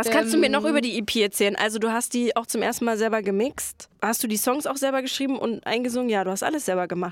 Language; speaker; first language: German; native; German